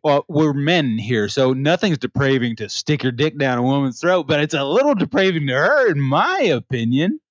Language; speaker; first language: English; early bilingual, other home language; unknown